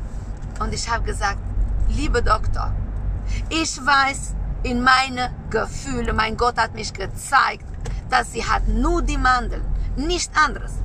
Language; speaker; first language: German; non-native, learner; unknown